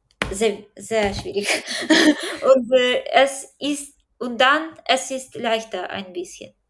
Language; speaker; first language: German; non-native, learner; Ukrainian